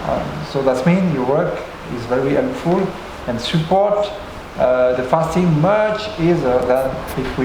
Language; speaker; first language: English; non-native, learner; French